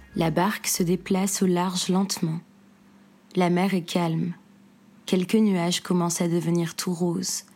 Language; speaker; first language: French; non-native, local second language; Arabic